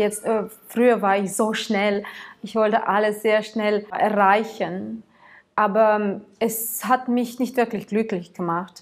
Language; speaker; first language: German; non-native, fluent; Tatar